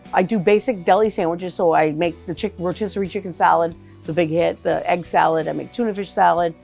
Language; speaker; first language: English; native; English